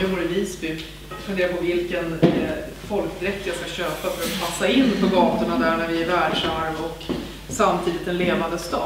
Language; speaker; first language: Swedish; native; Swedish